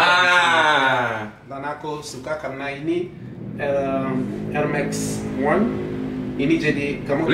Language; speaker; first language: Indonesian; non-native, fluent; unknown